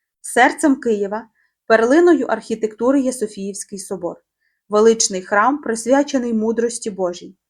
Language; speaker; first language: Ukrainian; native; Ukrainian